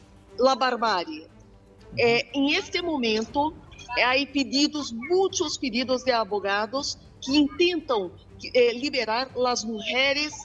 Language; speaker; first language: Spanish; non-native, fluent; Portuguese